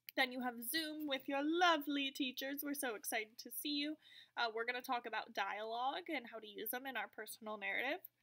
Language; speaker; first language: English; native; English